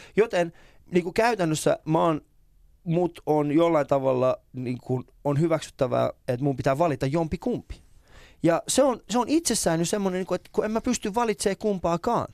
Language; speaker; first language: Finnish; early bilingual, other home language; Persian